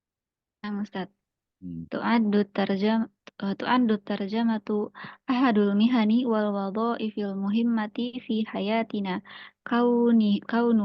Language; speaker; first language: Arabic; non-native, learner; Indonesian